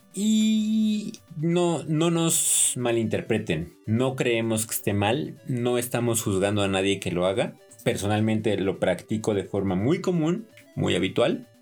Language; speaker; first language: Spanish; native; Spanish